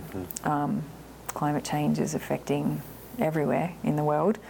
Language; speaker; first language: English; native; English